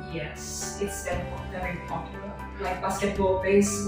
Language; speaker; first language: English; non-native, fluent; Portuguese